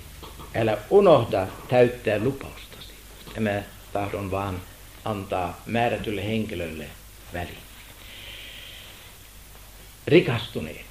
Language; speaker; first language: Finnish; non-native, fluent; German